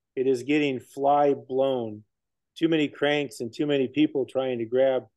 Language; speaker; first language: English; native; English